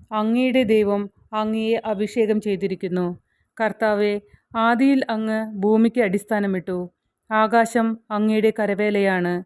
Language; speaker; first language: Malayalam; native; Malayalam